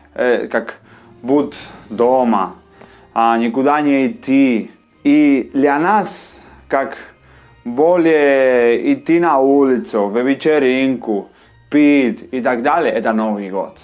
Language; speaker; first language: Russian; non-native, learner; Spanish